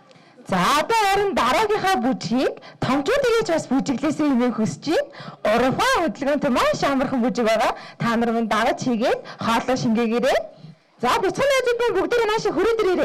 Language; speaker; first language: Mongolian; native; Mongolian